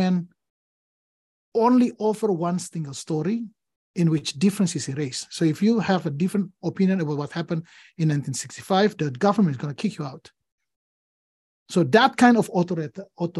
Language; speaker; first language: English; non-native, fluent; Indonesian